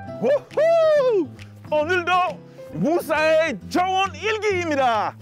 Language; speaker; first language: Korean; non-native, fluent; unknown